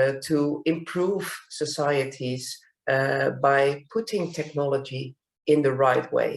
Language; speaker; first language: English; non-native, fluent; Dutch